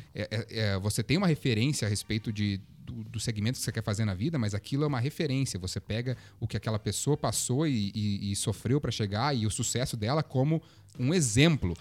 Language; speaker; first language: Portuguese; native; Portuguese